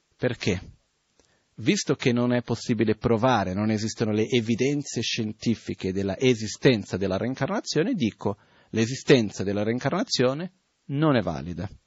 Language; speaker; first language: Italian; non-native, fluent; Portuguese